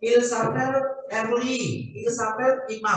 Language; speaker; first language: French; non-native, fluent; Indonesian